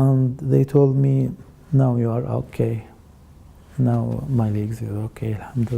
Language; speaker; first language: English; non-native, learner; Arabic